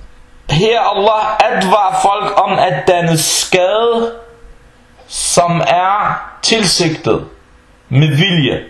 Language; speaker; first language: Danish; non-native, fluent; Arabic